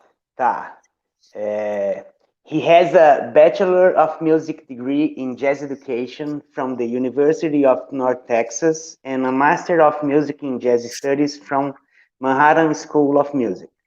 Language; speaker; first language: English; non-native, fluent; Portuguese